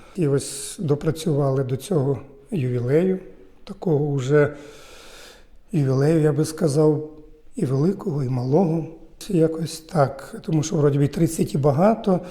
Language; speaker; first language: Ukrainian; native; Ukrainian